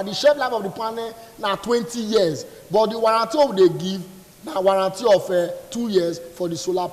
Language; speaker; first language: English; non-native, local second language; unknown